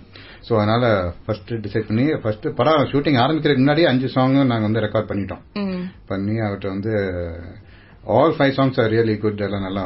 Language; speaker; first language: Tamil; native; Tamil